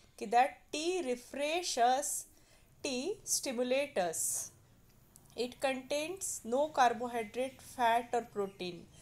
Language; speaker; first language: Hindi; non-native, local second language; Marathi